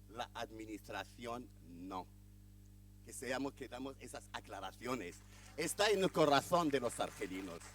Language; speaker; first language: Spanish; non-native, fluent; Arabic